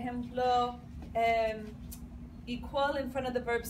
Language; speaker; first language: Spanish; non-native, fluent; English